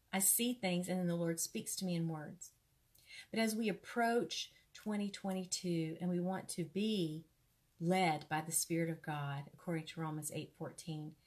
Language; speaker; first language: English; native; English